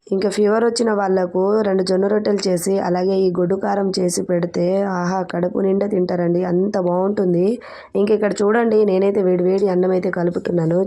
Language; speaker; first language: Telugu; non-native, local second language; Lambadi